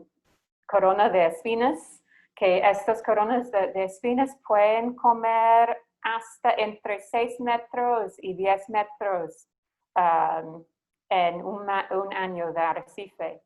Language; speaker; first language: Spanish; non-native, fluent; English